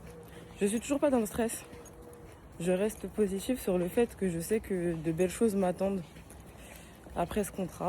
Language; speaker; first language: French; native; French